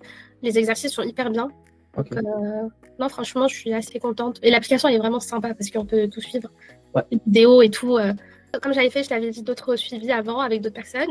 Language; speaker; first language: French; native; French